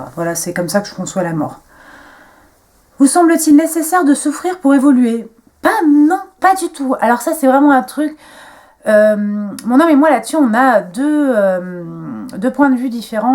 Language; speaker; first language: French; native; French